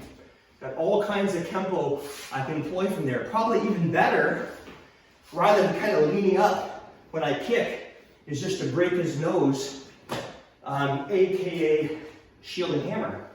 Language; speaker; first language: English; native; English